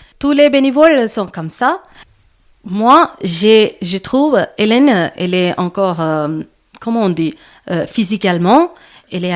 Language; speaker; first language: French; non-native, learner; Malayalam